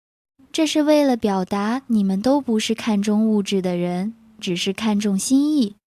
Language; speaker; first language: Chinese; native; Chinese